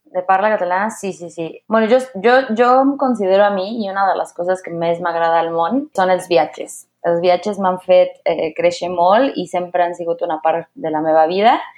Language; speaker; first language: Catalan; non-native, fluent; Spanish